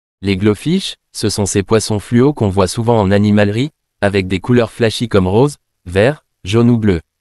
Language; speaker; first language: French; native; French